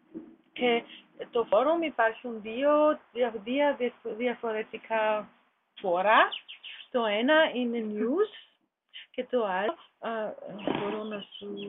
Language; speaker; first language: Greek; non-native, learner; German